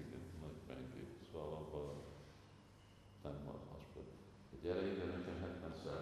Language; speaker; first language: Hungarian; non-native, fluent; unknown